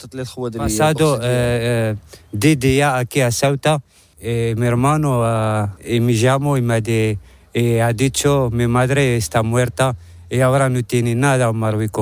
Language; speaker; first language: Spanish; non-native, learner; Arabic